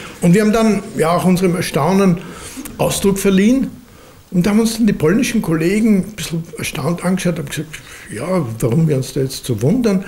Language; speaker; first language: German; native; German